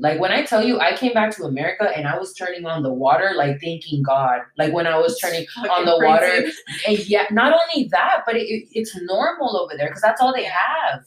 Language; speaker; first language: English; early bilingual, other home language; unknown